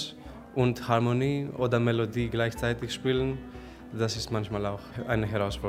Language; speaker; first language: German; non-native, fluent; Persian